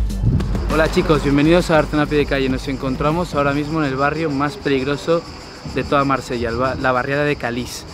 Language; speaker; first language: Spanish; native; Spanish